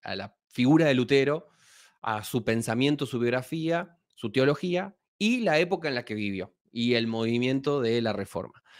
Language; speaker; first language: Spanish; native; Spanish